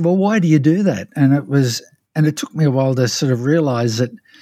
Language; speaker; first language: English; native; English